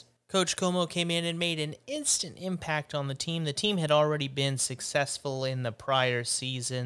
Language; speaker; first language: English; native; English